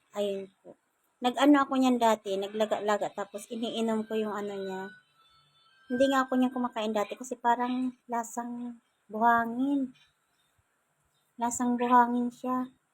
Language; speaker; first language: Filipino; non-native, local second language; Bikol